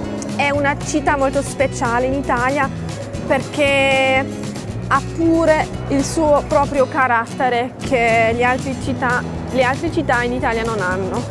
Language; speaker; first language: Italian; non-native, fluent; German